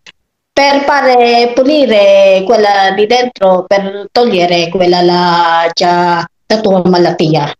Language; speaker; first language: Italian; non-native, learner; Filipino